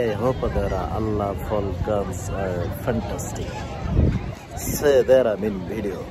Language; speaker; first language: Norwegian; non-native, learner; Bangla